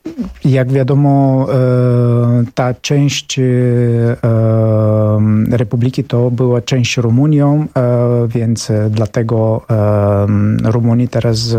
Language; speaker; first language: Polish; non-native, fluent; Romanian